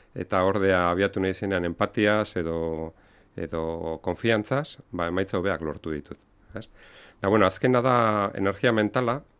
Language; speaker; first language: Basque; non-native, local second language; Spanish